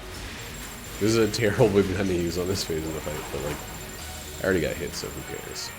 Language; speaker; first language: English; native; English